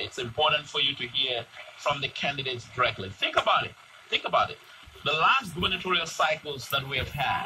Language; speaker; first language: English; native; English